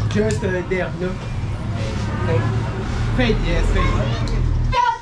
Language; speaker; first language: English; non-native, learner; French